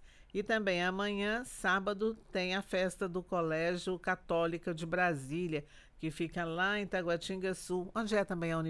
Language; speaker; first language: Portuguese; native; Portuguese